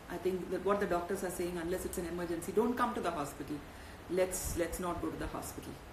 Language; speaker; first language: English; non-native, local second language; Tamil